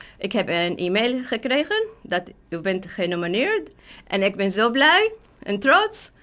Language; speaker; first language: Dutch; non-native, learner; Arabic